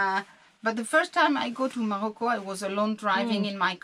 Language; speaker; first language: English; non-native, learner; French